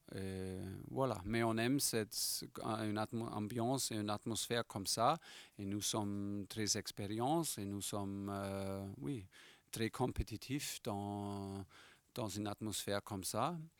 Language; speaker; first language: French; non-native, fluent; German